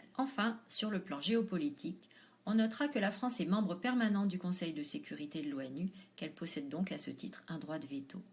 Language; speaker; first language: French; native; French